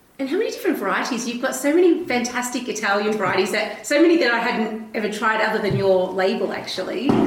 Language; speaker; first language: English; native; English